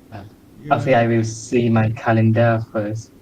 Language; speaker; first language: English; non-native, learner; Thai